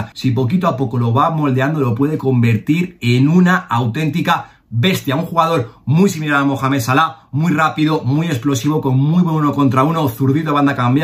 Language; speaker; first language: Spanish; native; Spanish